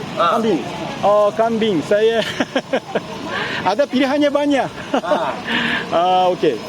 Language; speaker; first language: Malay; non-native, fluent; Japanese